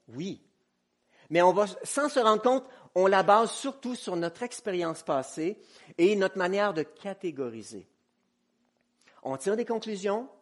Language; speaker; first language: French; native; French